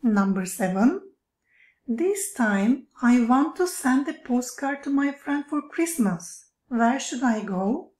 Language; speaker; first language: English; non-native, fluent; Turkish